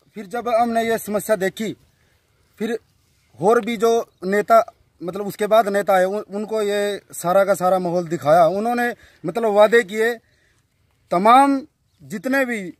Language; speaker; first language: Hindi; native; Hindi